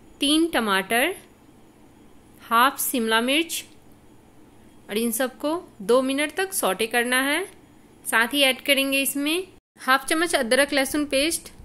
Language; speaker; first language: Hindi; native; Hindi